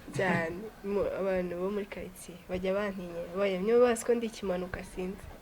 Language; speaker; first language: Kinyarwanda; native; Kinyarwanda